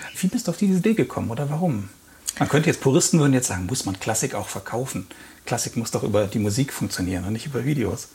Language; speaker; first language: German; native; German